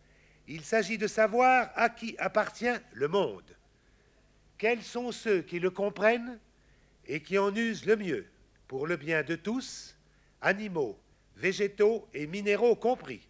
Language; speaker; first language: French; native; French